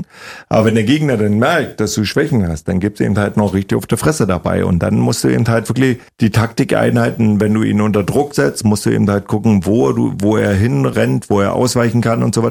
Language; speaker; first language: German; native; German